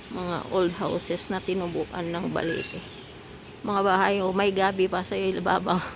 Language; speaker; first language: Filipino; non-native, local second language; Iloko